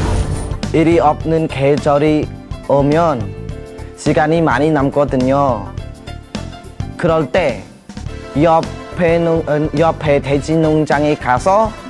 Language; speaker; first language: Korean; non-native, fluent; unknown